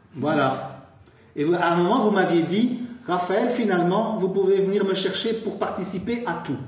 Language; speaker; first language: French; native; French